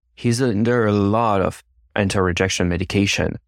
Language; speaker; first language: English; non-native, fluent; French